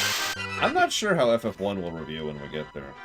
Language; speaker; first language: English; native; English